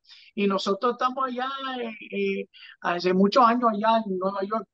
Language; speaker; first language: Spanish; early bilingual, heritage; English